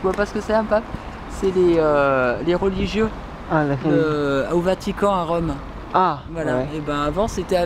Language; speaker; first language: French; native; French